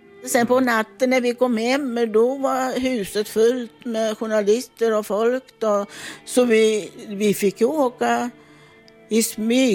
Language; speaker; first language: Swedish; non-native, fluent; Italian